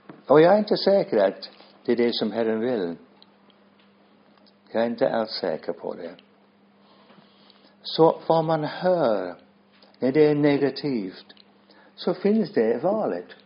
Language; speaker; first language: Swedish; non-native, fluent; English